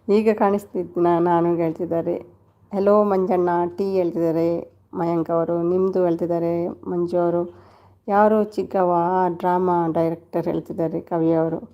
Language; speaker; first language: Kannada; non-native, local second language; Tulu